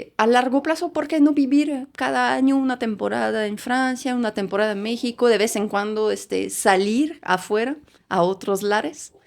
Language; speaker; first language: Spanish; non-native, fluent; French